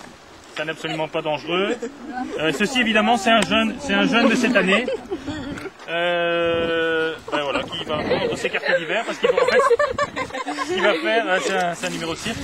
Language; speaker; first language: French; native; French